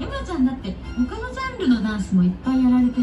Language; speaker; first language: Japanese; native; Japanese